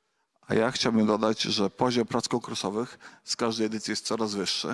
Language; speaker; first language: Polish; native; Polish